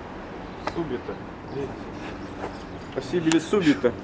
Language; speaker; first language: Italian; non-native, learner; Russian